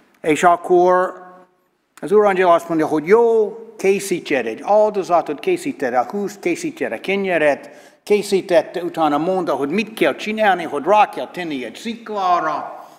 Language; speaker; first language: Hungarian; non-native, learner; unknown